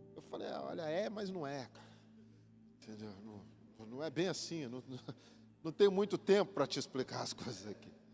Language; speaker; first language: Portuguese; native; Portuguese